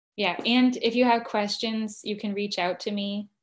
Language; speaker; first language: English; native; English